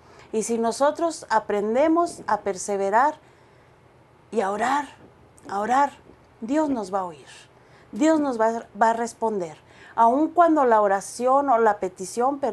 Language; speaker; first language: Spanish; native; Spanish